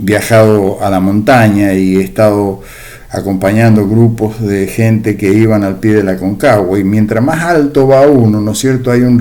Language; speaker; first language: Spanish; native; Spanish